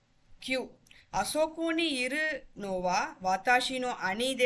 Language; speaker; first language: Japanese; non-native, fluent; Tamil